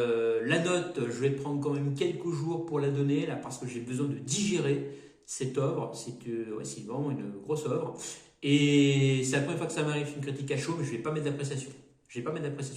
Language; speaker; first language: French; native; French